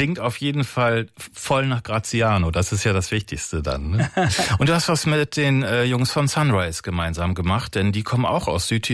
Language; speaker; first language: German; native; German